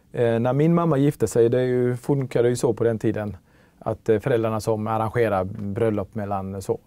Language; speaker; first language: Swedish; early bilingual, other home language; Tigrinya